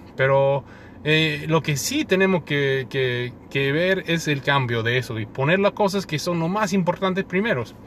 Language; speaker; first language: Spanish; non-native, fluent; English